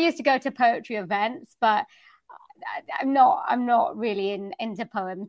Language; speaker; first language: English; native; English